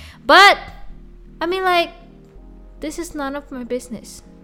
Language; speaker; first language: English; non-native, local second language; Chinese